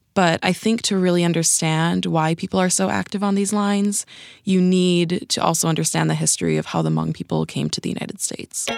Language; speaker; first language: English; native; English